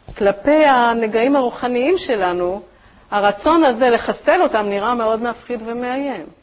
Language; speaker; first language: Hebrew; native; Hebrew